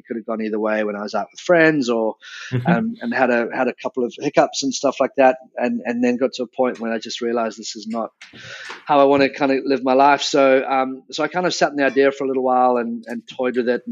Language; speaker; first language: English; native; English